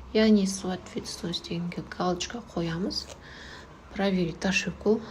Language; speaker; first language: Russian; non-native, local second language; Kazakh